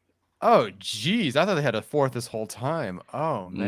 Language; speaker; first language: English; native; English